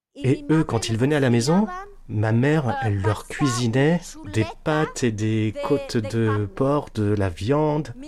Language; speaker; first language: French; non-native, fluent; Spanish